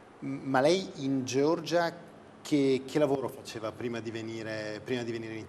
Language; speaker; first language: Italian; native; Italian